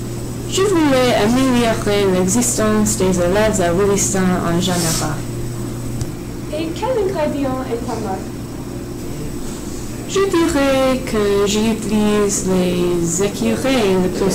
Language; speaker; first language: French; non-native, learner; English